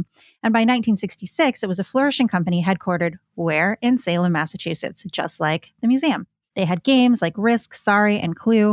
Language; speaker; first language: English; native; English